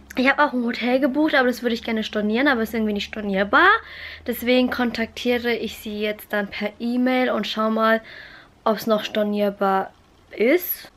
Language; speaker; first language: German; early bilingual, other home language; Vietnamese